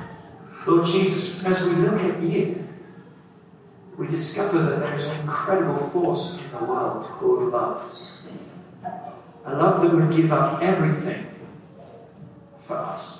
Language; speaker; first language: English; native; English